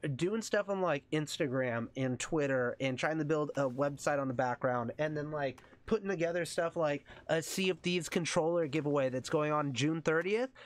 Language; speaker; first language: English; native; English